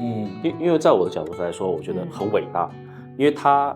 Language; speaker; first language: Chinese; native; Chinese